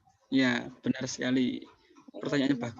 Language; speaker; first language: Indonesian; native; Indonesian